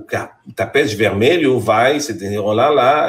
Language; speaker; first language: Portuguese; non-native, fluent; French